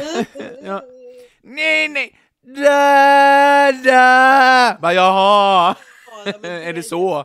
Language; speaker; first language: Swedish; native; Swedish